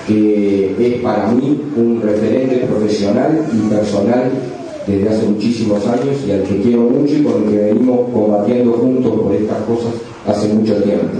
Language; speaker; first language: Spanish; native; Spanish